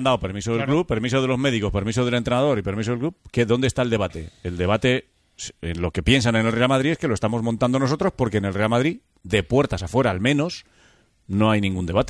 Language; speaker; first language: Spanish; native; Spanish